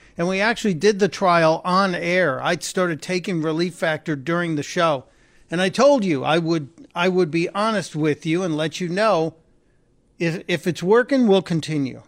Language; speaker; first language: English; native; English